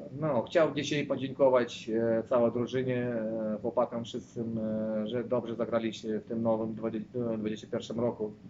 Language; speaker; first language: Polish; non-native, learner; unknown